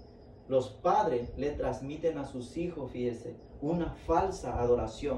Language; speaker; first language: Spanish; native; Spanish